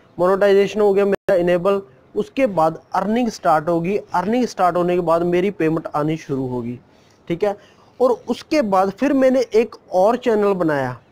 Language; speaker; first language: Hindi; non-native, local second language; Punjabi